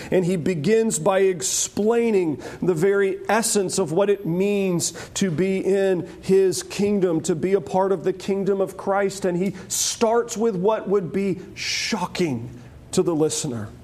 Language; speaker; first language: English; native; English